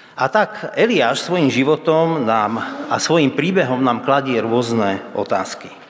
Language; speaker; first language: Slovak; native; Slovak